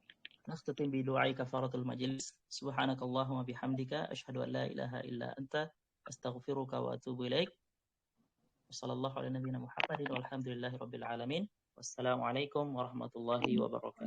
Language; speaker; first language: Arabic; non-native, fluent; Indonesian